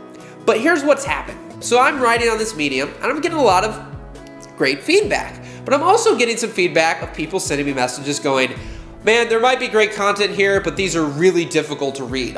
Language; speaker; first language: English; native; English